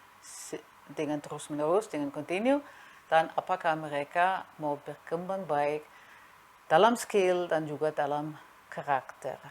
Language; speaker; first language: Indonesian; non-native, fluent; German